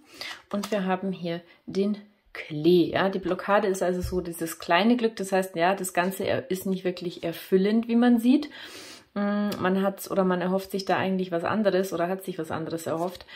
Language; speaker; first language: German; native; German